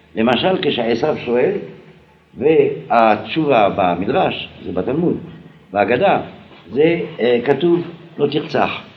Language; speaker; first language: Hebrew; non-native, fluent; French